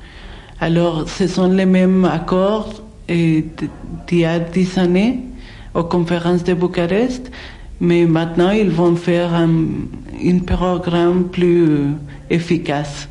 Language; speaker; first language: French; non-native, fluent; Spanish